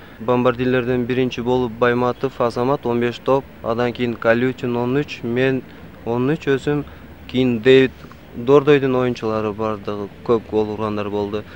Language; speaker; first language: Kyrgyz; non-native, local second language; Tajik